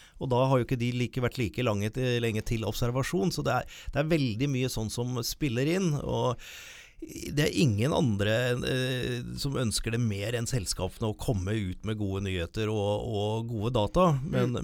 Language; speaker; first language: Norwegian; native; Norwegian